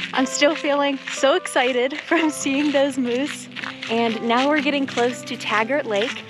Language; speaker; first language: English; native; English